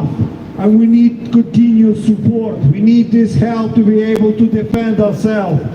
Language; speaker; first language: English; non-native, fluent; Ukrainian